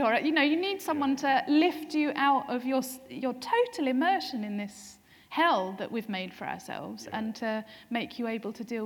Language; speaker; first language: English; native; English